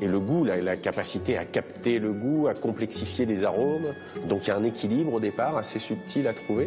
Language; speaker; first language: French; native; French